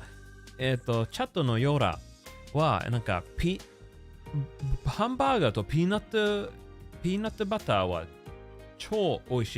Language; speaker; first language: Japanese; non-native, learner; English